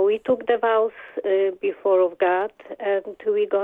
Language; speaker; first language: English; non-native, learner; Polish